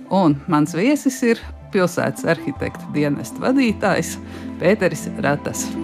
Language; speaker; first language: Latvian; native; Latvian